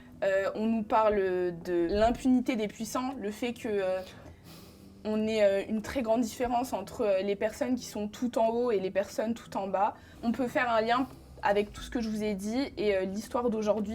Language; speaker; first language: French; native; French